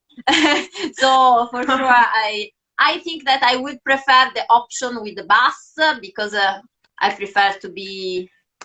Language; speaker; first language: English; non-native, fluent; Italian